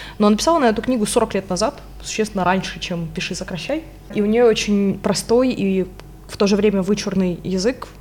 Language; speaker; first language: Russian; non-native, local second language; Ukrainian